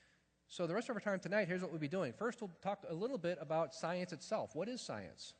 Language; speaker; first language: English; native; English